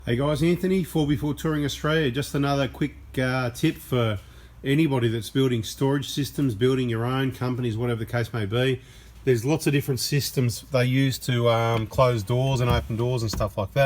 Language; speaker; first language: English; native; English